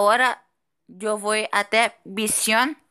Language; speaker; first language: Spanish; non-native, fluent; Portuguese